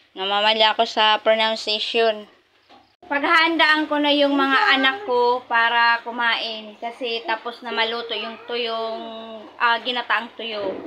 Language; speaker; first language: Filipino; non-native, local second language; Masbatenyo